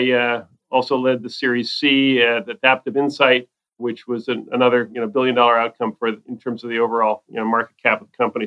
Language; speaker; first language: English; native; English